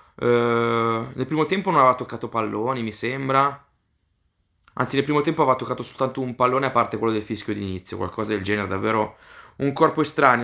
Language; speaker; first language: Italian; native; Italian